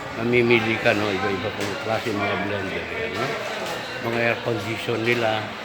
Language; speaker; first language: Filipino; non-native, local second language; Pampanga